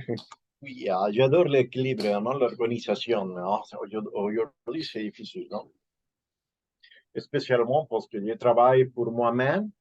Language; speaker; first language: French; non-native, learner; Spanish